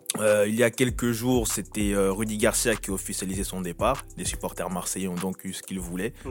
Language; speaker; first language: French; native; French